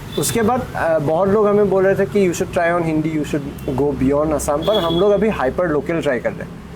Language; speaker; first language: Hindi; non-native, local second language; Assamese